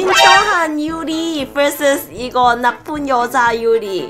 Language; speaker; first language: Korean; non-native, learner; Cantonese